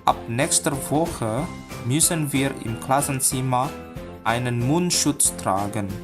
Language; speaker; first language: German; non-native, fluent; Indonesian